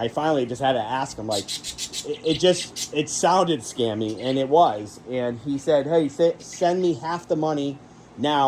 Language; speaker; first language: English; native; English